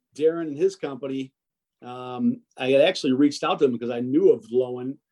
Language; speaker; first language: English; early bilingual, other home language; Italian